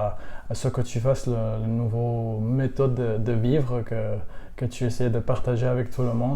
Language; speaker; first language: French; non-native, learner; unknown